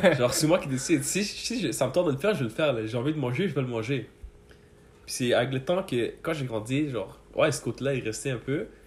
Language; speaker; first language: French; early bilingual, other home language; Persian